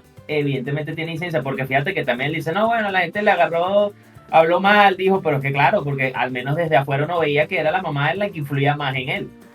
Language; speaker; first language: Spanish; native; Spanish